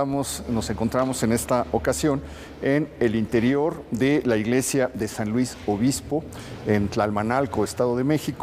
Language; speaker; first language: Spanish; native; Spanish